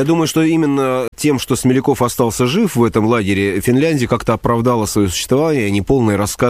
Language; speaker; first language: Russian; native; Russian